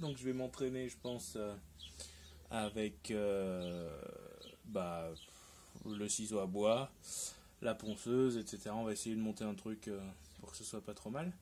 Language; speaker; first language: French; native; French